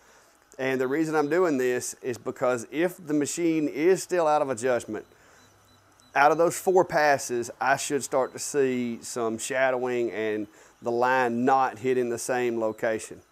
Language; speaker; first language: English; native; English